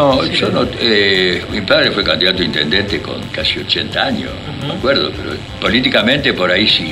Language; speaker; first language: Spanish; native; Spanish